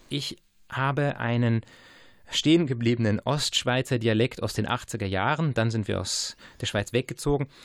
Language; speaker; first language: German; native; German